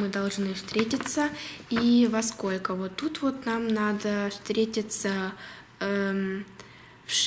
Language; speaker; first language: Russian; early bilingual, heritage; Russian